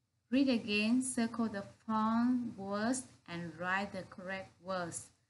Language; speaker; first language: English; non-native, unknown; Vietnamese